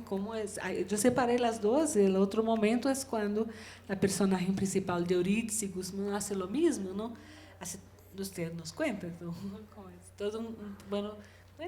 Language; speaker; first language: Spanish; non-native, learner; Portuguese